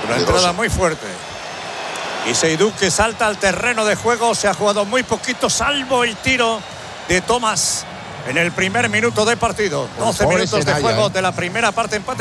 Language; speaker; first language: Spanish; native; Spanish